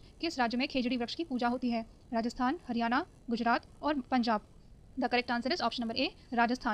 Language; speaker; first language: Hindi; native; Hindi